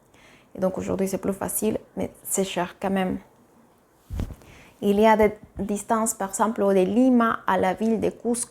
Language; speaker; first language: French; non-native, fluent; Spanish